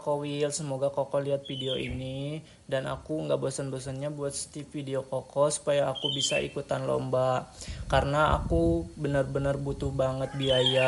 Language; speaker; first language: Indonesian; native; Indonesian